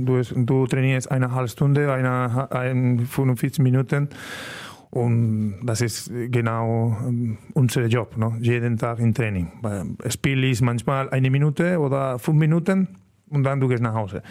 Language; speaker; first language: German; non-native, learner; Spanish